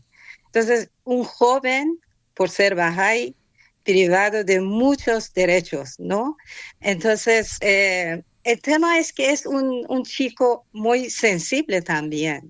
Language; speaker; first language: Spanish; non-native, fluent; Persian